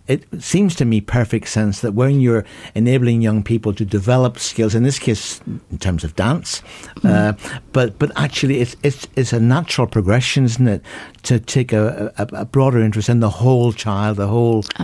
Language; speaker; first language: English; native; English